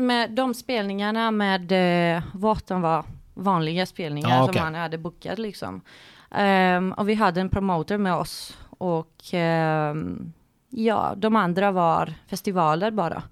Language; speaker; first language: Swedish; non-native, fluent; Greek